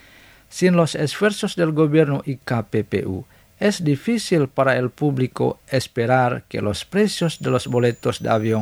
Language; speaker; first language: Spanish; non-native, fluent; Indonesian